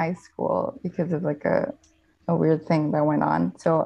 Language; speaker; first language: English; non-native, local second language; Filipino